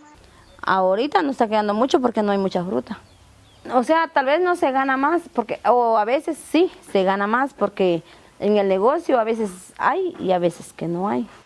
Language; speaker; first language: Spanish; non-native, local second language; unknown